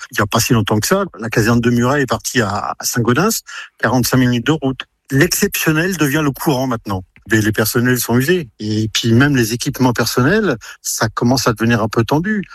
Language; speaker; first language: French; native; French